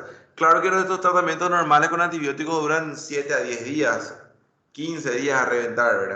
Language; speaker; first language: Spanish; native; Spanish